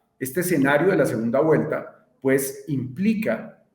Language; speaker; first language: Spanish; native; Spanish